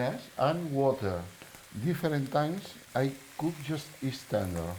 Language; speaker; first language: English; non-native, learner; Catalan